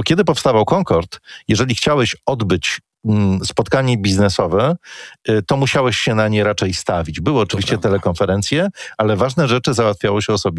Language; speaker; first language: Polish; native; Polish